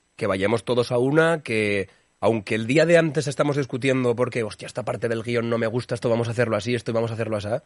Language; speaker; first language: Spanish; native; Spanish